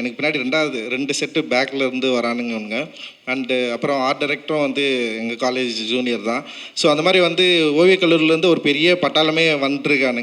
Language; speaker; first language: Tamil; native; Tamil